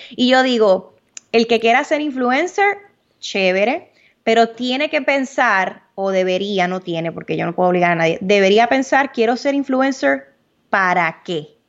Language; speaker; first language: Spanish; early bilingual, heritage; Spanish